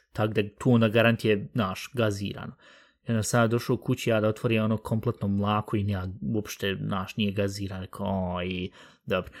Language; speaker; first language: Bosnian; early bilingual, heritage; Bosnian